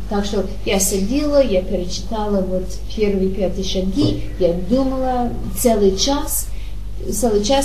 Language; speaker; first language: Russian; non-native, learner; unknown